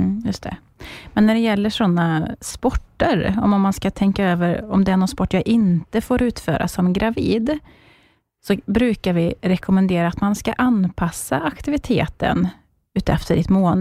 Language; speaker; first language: Swedish; native; Swedish